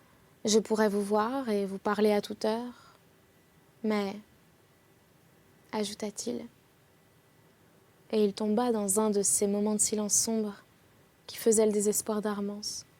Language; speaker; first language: French; native; French